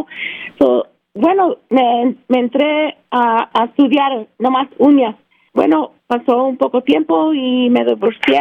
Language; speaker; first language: Spanish; early bilingual, heritage; Spanish